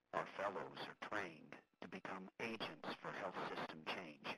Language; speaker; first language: English; native; English